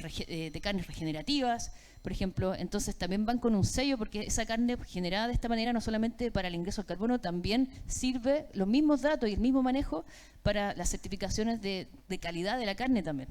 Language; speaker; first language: Spanish; native; Spanish